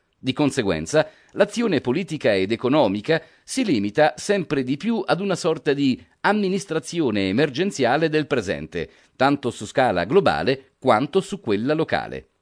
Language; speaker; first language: Italian; native; Italian